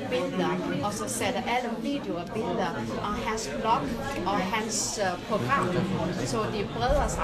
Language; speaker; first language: Danish; non-native, fluent; Chinese